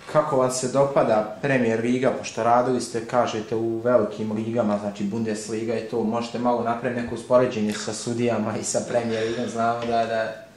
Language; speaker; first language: Croatian; native; Croatian